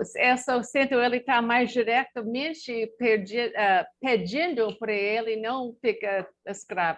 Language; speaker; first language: Portuguese; non-native, learner; English